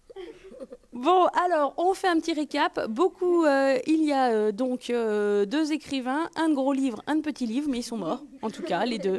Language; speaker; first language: French; native; French